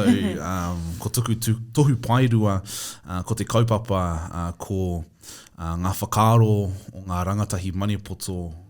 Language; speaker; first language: Māori; non-native, learner; English